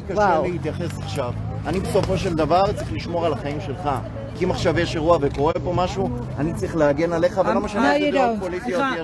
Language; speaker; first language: Hebrew; native; Hebrew